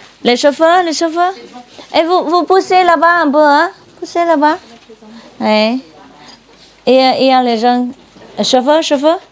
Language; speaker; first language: French; non-native, learner; Vietnamese